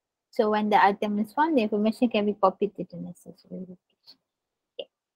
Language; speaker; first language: English; non-native, local second language; Malay